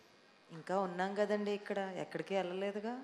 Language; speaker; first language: Telugu; native; Telugu